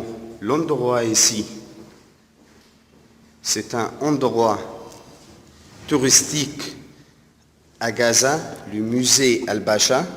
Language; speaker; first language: French; non-native, fluent; Arabic